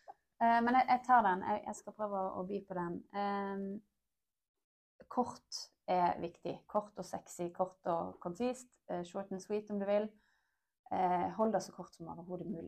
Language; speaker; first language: Norwegian; native; Norwegian